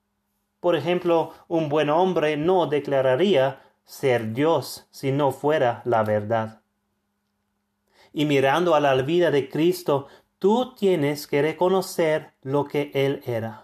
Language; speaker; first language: Spanish; non-native, fluent; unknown